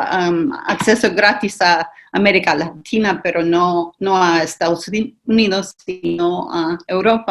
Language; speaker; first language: Spanish; non-native, fluent; English